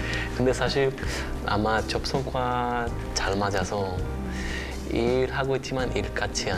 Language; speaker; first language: Korean; non-native, fluent; Spanish